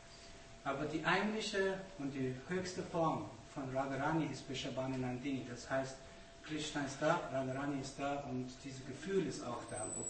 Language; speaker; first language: German; non-native, fluent; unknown